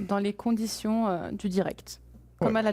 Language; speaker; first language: French; native; French